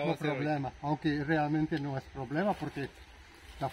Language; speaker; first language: Spanish; non-native, fluent; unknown